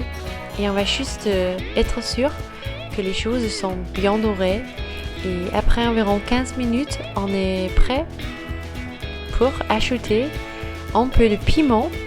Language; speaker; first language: French; non-native, fluent; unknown